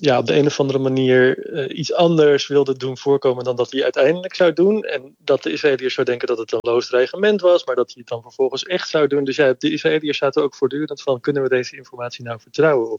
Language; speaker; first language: Dutch; native; Dutch